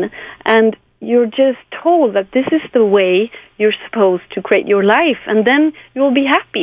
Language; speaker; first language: English; non-native, fluent; Swedish